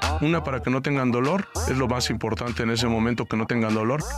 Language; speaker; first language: Spanish; native; Spanish